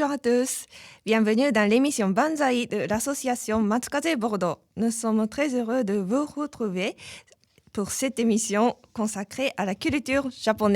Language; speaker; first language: French; non-native, fluent; Japanese